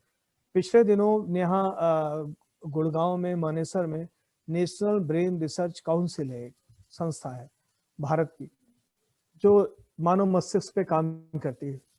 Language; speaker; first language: Hindi; native; Hindi